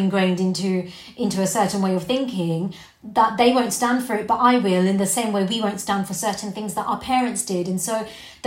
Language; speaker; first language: English; native; English